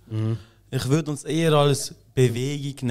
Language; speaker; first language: German; native; German